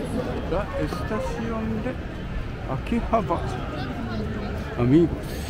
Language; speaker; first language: Spanish; non-native, learner; Japanese